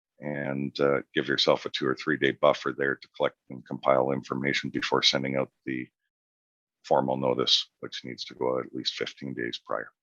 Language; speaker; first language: English; native; English